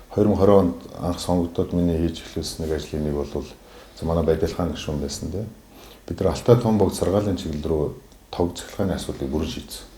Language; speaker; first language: Mongolian; non-native, local second language; Kazakh